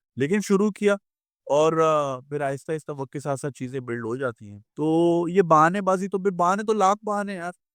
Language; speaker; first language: Urdu; native; Urdu